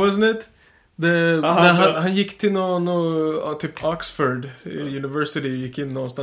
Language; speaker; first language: Swedish; native; Swedish